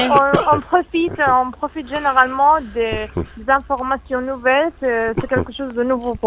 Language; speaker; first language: French; non-native, learner; Arabic